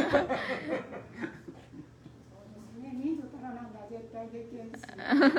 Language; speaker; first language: Japanese; native; Japanese